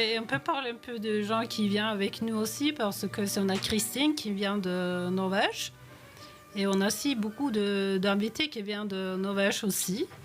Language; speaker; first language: French; non-native, fluent; Norwegian